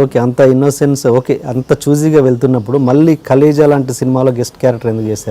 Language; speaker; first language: Telugu; native; Telugu